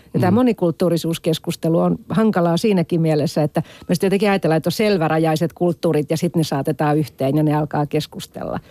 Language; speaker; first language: Finnish; native; Finnish